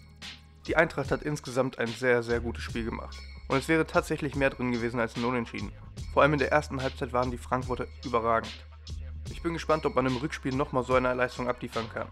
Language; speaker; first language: German; native; German